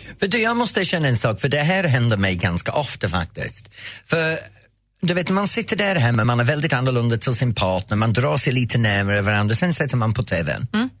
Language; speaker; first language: Swedish; non-native, fluent; English